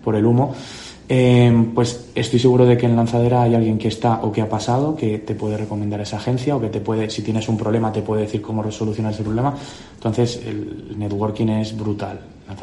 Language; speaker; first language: Spanish; native; Spanish